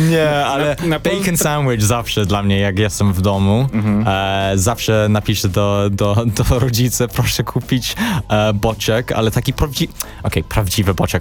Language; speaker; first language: Polish; non-native, learner; English